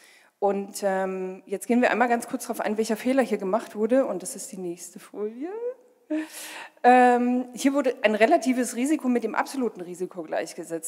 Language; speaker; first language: German; native; German